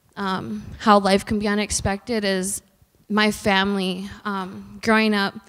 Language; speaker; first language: English; native; English